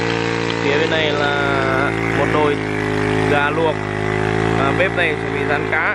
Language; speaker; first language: Vietnamese; native; Vietnamese